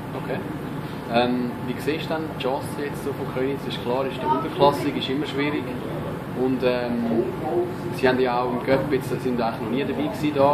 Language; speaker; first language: German; native; German